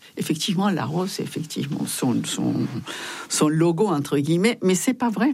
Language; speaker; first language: French; non-native, fluent; Spanish